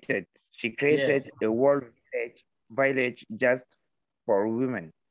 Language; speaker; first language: English; non-native, learner; Arabic